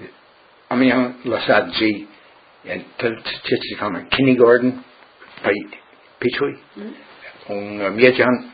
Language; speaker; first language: Italian; early bilingual, heritage; Friulian